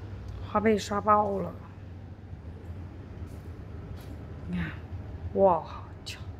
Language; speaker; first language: Chinese; native; Chinese